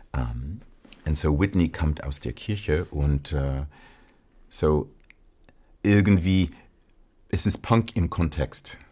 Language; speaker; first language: German; non-native, fluent; English